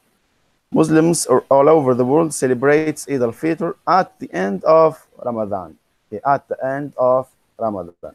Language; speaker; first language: English; non-native, fluent; Arabic